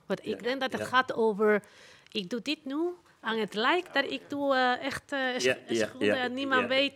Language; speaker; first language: Dutch; non-native, learner; Spanish